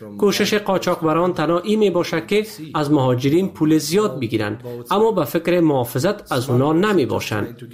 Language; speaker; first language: Persian; native; Persian